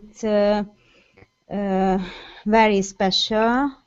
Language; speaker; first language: English; non-native, learner; Hungarian